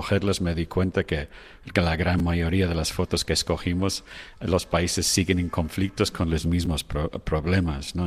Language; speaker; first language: Spanish; non-native, fluent; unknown